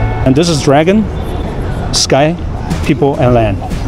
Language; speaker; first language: English; non-native, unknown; Chinese